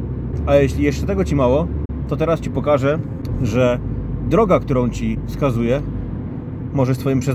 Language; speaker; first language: Polish; native; Polish